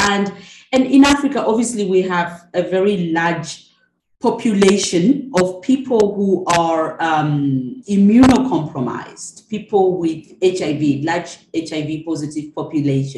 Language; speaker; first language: English; non-native, local second language; Shona